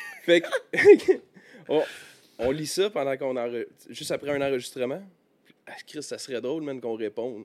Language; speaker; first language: French; native; French